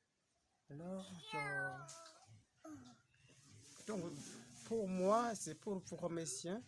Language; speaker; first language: French; non-native, local second language; Rundi